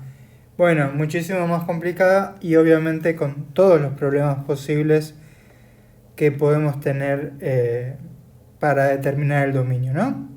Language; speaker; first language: Spanish; native; Spanish